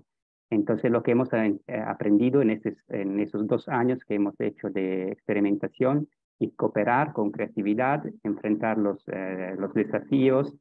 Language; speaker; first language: Spanish; non-native, fluent; Italian